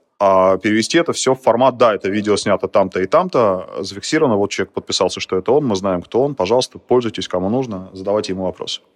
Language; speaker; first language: Russian; native; Russian